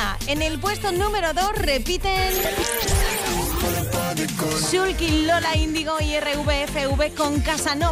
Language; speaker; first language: Spanish; native; Spanish